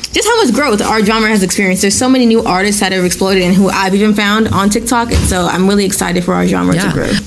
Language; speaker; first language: English; non-native, local second language; Yoruba